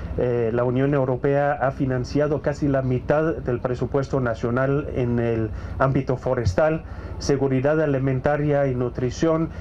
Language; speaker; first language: Spanish; non-native, fluent; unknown